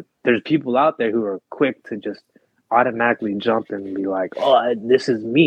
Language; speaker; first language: English; early bilingual, other home language; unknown